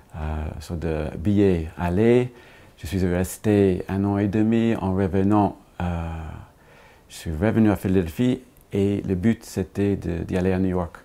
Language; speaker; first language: French; non-native, fluent; English